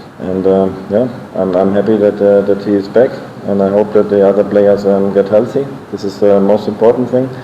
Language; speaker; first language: English; non-native, fluent; German